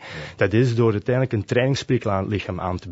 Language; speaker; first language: Dutch; native; Dutch